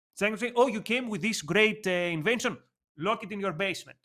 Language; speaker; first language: English; non-native, fluent; Greek